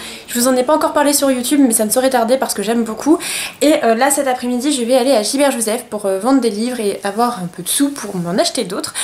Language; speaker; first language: French; native; French